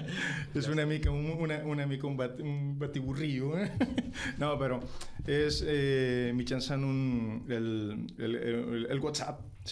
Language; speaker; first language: Catalan; non-native, fluent; Spanish